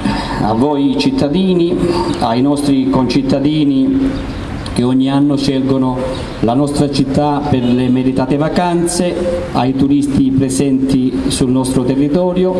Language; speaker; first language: Italian; native; Italian